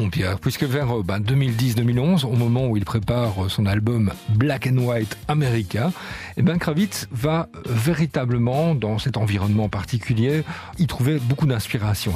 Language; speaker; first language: French; native; French